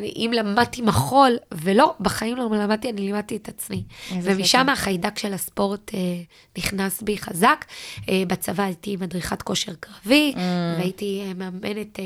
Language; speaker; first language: Hebrew; native; Hebrew